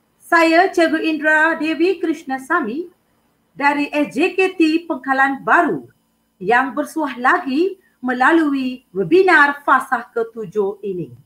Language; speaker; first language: Malay; non-native, local second language; Tamil